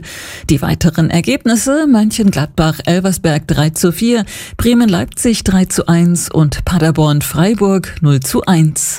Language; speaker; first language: German; native; German